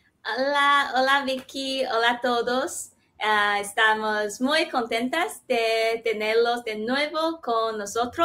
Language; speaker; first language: Spanish; non-native, fluent; Chinese